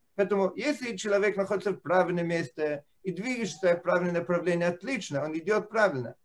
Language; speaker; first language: Russian; non-native, fluent; Italian